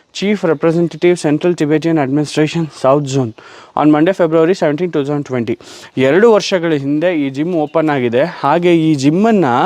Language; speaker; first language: Kannada; native; Kannada